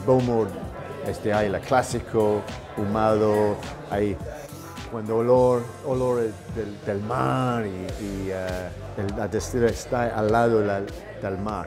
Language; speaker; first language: Spanish; non-native, learner; English